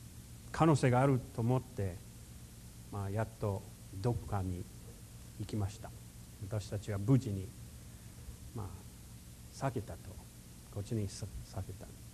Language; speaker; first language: Japanese; non-native, fluent; English